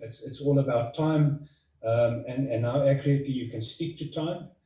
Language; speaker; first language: English; non-native, local second language; Afrikaans